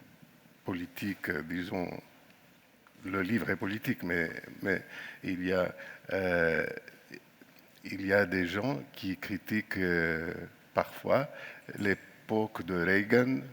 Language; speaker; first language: French; non-native, fluent; Greek